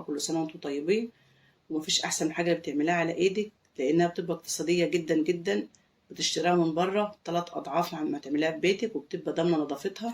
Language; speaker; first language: Arabic; native; Arabic